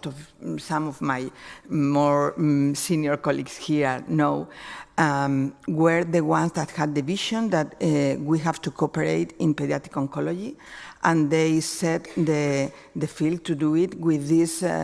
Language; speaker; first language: English; non-native, fluent; Spanish